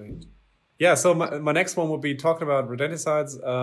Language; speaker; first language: English; non-native, fluent; German